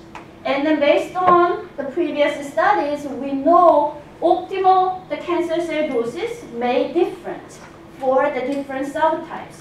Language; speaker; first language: English; non-native, fluent; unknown